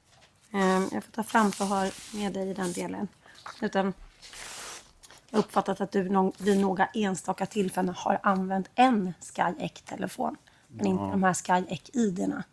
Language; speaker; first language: Swedish; native; Swedish